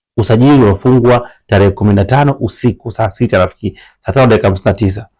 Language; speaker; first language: Swahili; native; Swahili